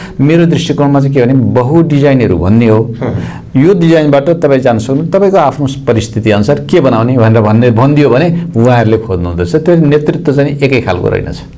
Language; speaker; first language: Nepali; native; Nepali